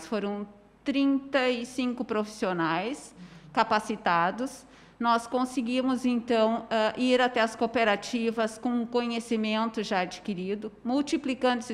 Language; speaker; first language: Portuguese; native; Portuguese